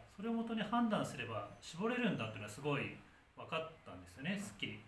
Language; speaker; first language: Japanese; native; Japanese